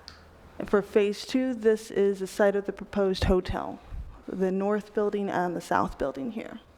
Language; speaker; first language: English; native; English